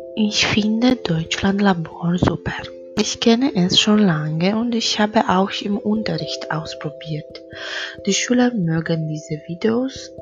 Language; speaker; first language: German; non-native, fluent; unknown